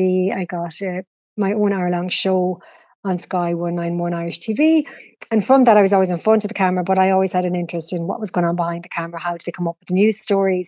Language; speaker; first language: English; native; English